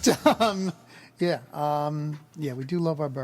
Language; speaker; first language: English; native; English